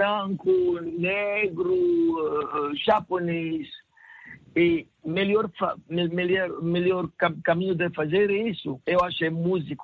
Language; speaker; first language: Portuguese; non-native, learner; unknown